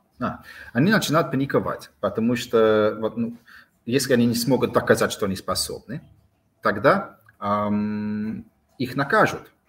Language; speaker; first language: Russian; non-native, fluent; English